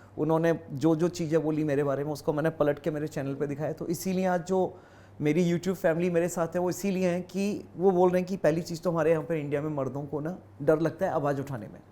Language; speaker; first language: Hindi; native; Hindi